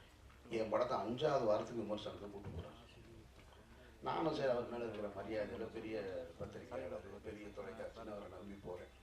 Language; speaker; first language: Tamil; native; Tamil